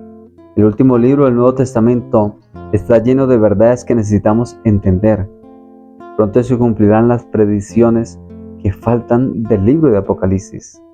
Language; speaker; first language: Spanish; native; Spanish